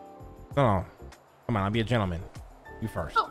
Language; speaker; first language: English; native; English